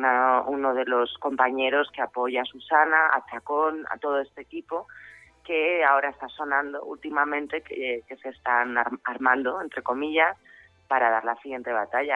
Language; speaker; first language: Spanish; native; Spanish